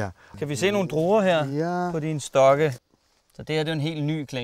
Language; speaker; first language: Danish; native; Danish